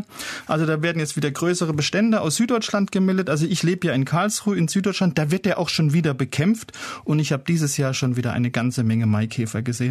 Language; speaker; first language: German; native; German